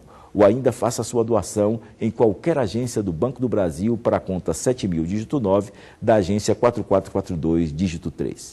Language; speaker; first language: Portuguese; native; Portuguese